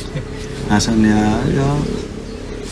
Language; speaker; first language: Indonesian; non-native, fluent; German